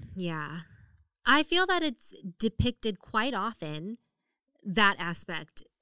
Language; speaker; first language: English; early bilingual, other home language; Korean